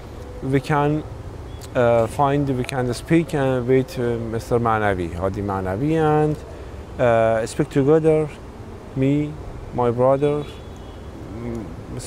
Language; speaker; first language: English; non-native, learner; Persian